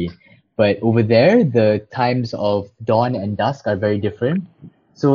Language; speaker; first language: English; non-native, local second language; Malay